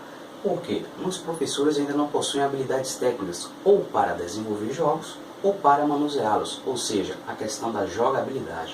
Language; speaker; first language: Portuguese; native; Portuguese